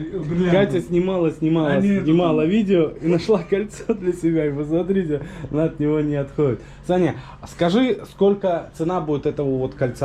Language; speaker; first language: Russian; native; Russian